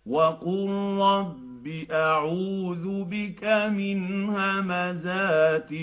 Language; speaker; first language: Arabic; native; Arabic